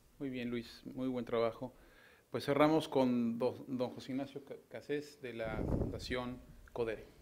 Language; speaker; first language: Spanish; native; Spanish